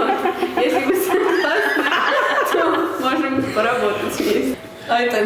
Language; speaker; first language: Russian; non-native, fluent; Armenian